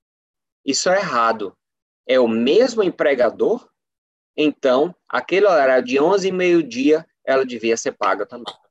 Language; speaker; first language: Portuguese; native; Portuguese